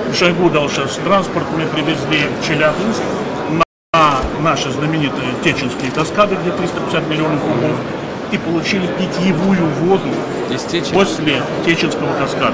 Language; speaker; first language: Russian; native; Russian